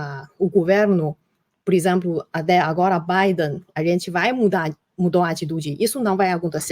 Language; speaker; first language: Portuguese; non-native, fluent; Chinese